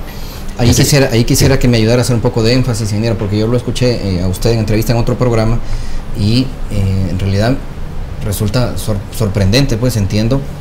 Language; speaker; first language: Spanish; native; Spanish